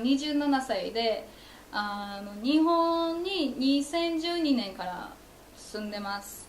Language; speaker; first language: Japanese; non-native, fluent; Polish